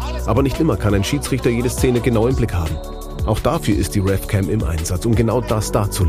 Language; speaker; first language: German; native; German